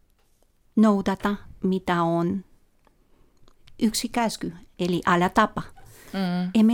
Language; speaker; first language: Finnish; non-native, fluent; Spanish